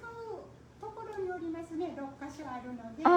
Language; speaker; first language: Japanese; native; Japanese